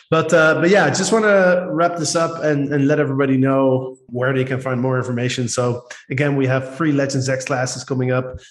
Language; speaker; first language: English; non-native, fluent; Dutch